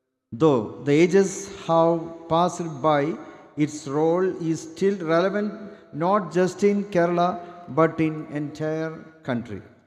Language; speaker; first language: English; non-native, local second language; Malayalam